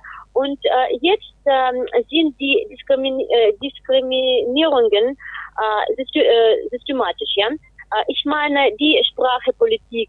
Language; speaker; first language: German; non-native, fluent; Russian